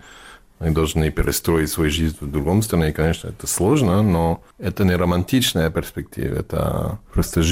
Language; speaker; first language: Russian; non-native, fluent; English